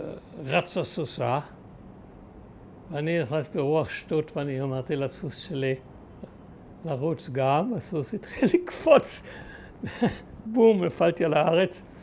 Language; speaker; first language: Hebrew; early bilingual, other home language; German